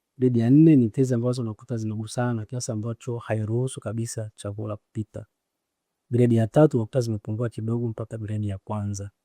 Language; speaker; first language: Swahili; native; Swahili